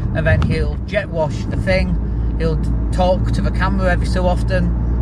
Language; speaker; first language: English; native; English